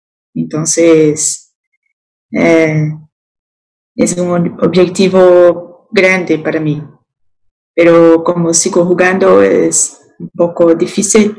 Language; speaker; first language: Spanish; non-native, learner; Portuguese